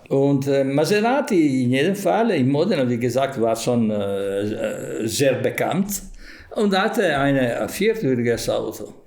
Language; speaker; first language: German; non-native, fluent; Italian